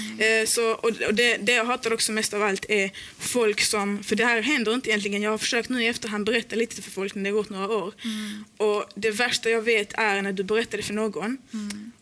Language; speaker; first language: Swedish; early bilingual, other home language; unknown